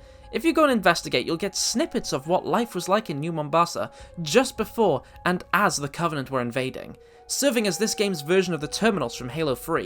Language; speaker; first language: English; native; English